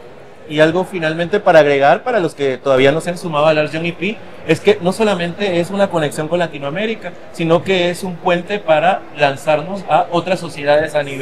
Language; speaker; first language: Spanish; native; Spanish